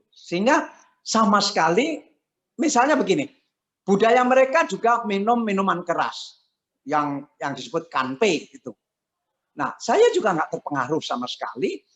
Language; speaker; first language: Indonesian; non-native, local second language; Javanese